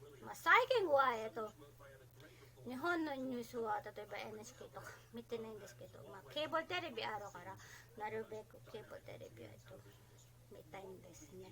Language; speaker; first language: Japanese; non-native, learner; Filipino